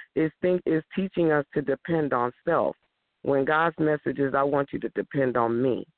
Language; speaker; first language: English; native; English